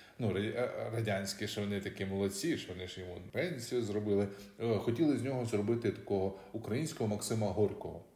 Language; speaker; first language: Ukrainian; native; Ukrainian